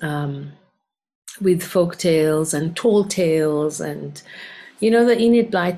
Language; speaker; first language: English; non-native, local second language; Ganda